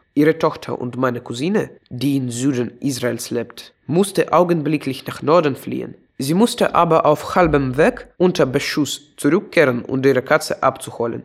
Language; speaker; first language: German; non-native, fluent; Russian